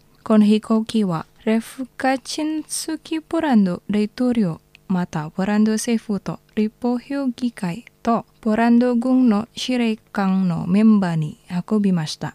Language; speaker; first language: Japanese; non-native, learner; Indonesian